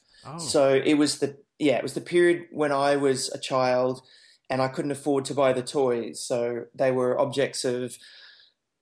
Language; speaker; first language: English; native; English